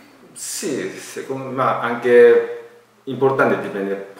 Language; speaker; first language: Italian; non-native, learner; Japanese